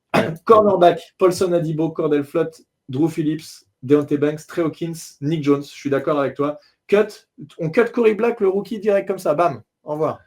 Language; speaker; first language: French; native; French